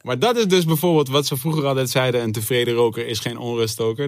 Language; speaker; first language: Dutch; native; Dutch